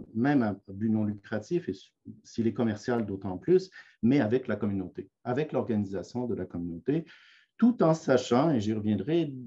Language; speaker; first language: French; native; French